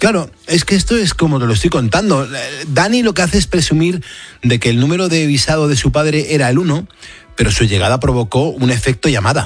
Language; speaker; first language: Spanish; native; Spanish